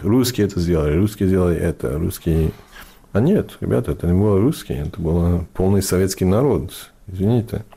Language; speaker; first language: Russian; non-native, fluent; English